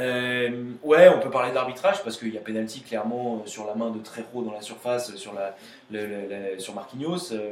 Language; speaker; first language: French; native; French